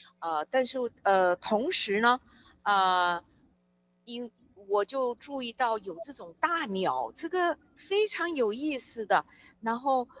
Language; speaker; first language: Chinese; early bilingual, heritage; English